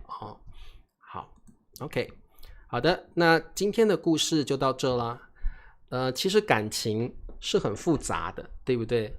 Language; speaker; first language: Chinese; native; Chinese